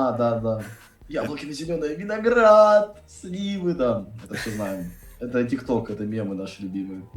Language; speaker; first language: Russian; native; Russian